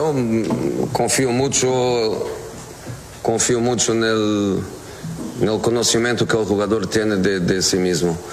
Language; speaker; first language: Spanish; non-native, fluent; Portuguese